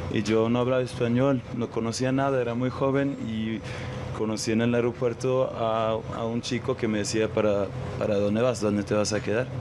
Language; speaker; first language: Spanish; non-native, fluent; German